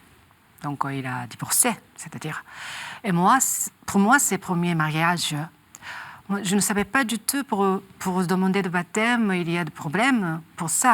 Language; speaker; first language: French; non-native, learner; Japanese